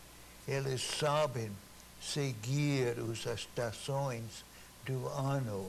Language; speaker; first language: Portuguese; non-native, fluent; English